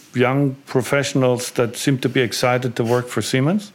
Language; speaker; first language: English; non-native, fluent; German